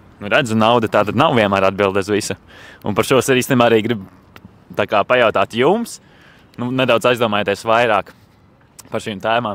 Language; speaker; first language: Latvian; native; Latvian